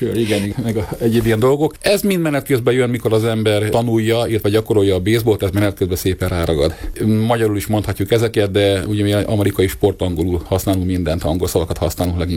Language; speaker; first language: Hungarian; native; Hungarian